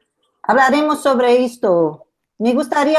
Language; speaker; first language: Spanish; non-native, learner; Portuguese